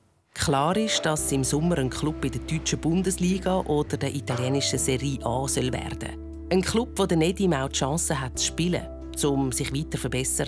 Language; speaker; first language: German; native; German